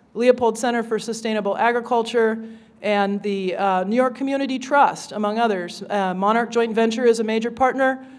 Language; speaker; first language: English; native; English